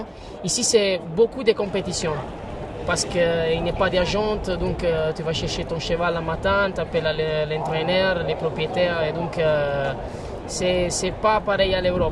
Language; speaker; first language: French; non-native, fluent; Italian